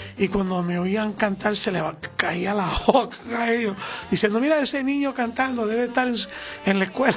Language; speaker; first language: Spanish; early bilingual, heritage; Spanish